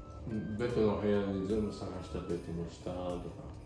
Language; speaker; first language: Japanese; non-native, fluent; French